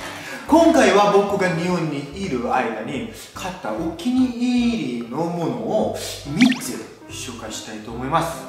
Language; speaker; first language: Japanese; non-native, learner; Korean